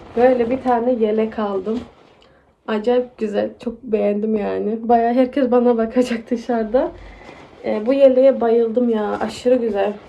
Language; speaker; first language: Turkish; early bilingual, heritage; Turkish